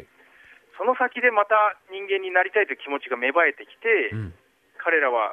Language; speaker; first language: Japanese; native; Japanese